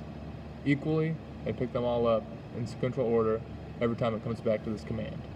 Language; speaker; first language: English; native; English